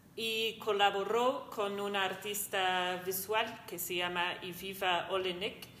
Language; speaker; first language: Spanish; non-native, fluent; English